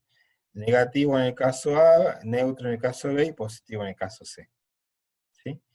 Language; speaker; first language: Spanish; native; Spanish